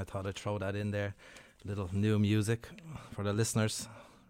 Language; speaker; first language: English; native; English